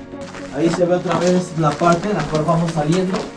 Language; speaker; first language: Spanish; native; Spanish